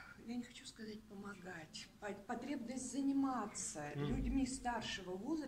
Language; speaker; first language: Russian; native; Russian